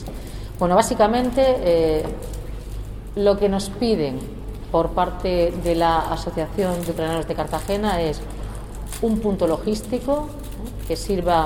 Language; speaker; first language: Spanish; native; Spanish